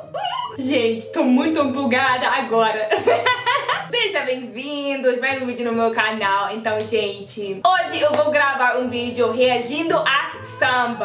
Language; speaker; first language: Portuguese; non-native, learner; Dutch